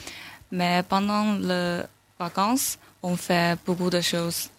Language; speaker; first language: French; non-native, learner; Chinese